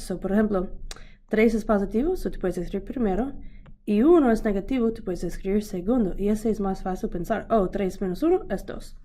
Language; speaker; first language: Spanish; non-native, learner; English